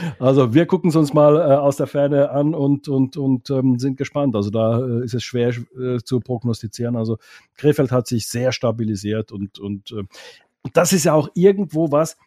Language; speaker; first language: German; non-native, fluent; Finnish